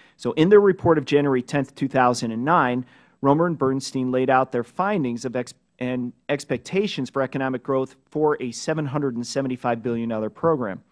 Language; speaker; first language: English; native; English